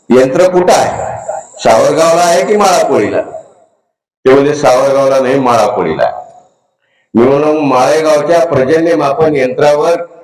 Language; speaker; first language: Marathi; native; Marathi